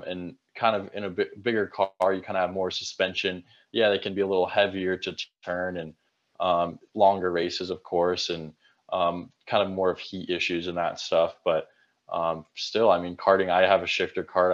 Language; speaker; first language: English; native; English